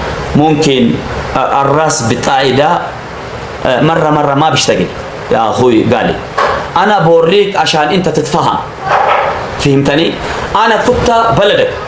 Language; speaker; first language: Arabic; non-native, learner; Amharic